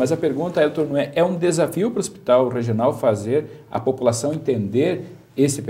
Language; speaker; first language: Portuguese; native; Portuguese